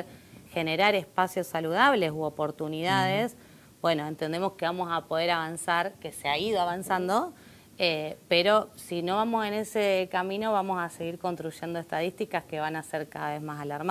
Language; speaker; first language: Spanish; native; Spanish